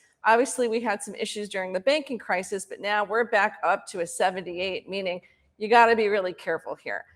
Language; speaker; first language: English; native; English